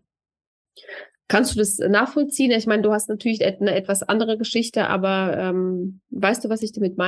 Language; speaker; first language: German; early bilingual, other home language; Russian